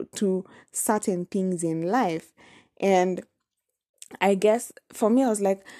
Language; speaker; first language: English; non-native, local second language; Kamba